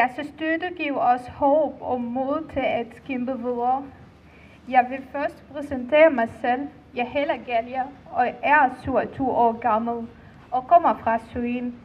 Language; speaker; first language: Danish; non-native, fluent; Arabic